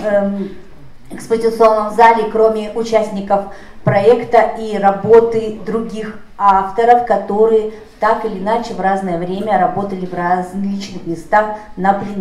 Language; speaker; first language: Russian; native; Russian